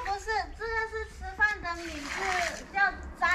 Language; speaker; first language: Chinese; non-native, local second language; Hakka Chinese